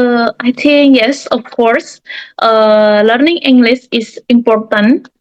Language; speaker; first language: English; non-native, learner; Indonesian